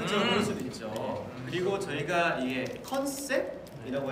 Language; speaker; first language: Korean; native; Korean